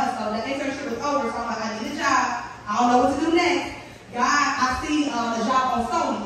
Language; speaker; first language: English; native; English